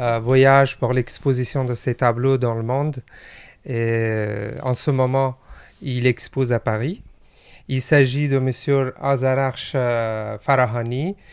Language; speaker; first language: French; non-native, fluent; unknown